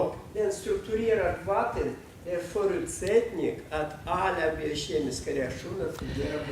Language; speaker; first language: Swedish; non-native, fluent; Russian